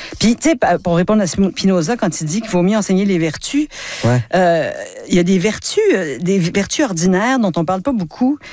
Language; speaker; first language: French; native; French